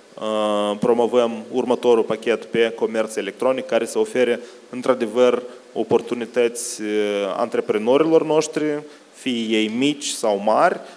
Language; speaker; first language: Romanian; native; Romanian